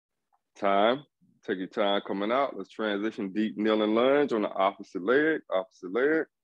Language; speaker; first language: English; native; English